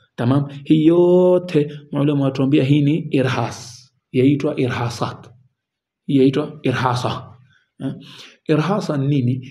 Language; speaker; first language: Swahili; native; Swahili